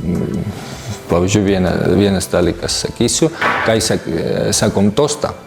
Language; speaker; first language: Lithuanian; non-native, fluent; Georgian